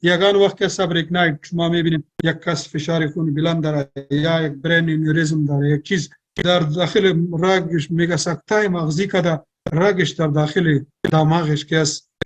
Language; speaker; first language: Persian; non-native, local second language; Pashto